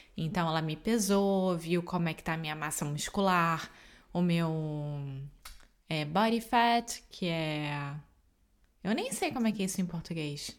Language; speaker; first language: Portuguese; native; Portuguese